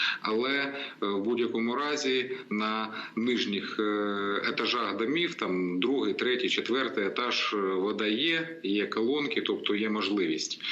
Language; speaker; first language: Ukrainian; native; Ukrainian